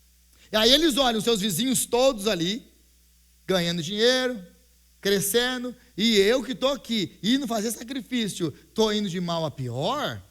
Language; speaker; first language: Portuguese; native; Portuguese